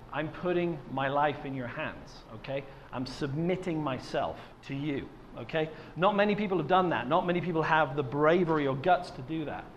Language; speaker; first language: English; native; English